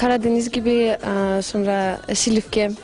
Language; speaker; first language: Turkish; non-native, learner; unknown